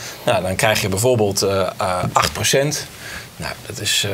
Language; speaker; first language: Dutch; native; Dutch